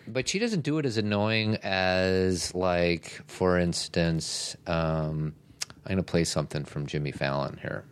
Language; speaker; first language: English; native; English